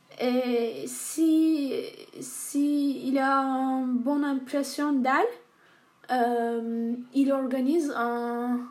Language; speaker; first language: French; non-native, learner; Turkish